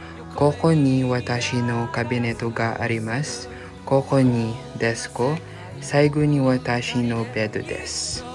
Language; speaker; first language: Japanese; non-native, learner; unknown